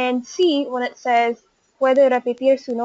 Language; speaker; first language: Spanish; non-native, learner; English